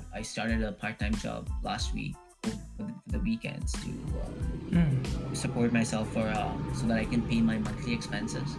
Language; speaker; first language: English; early bilingual, other home language; Hindi